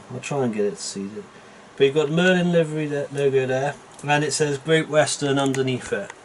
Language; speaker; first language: English; native; English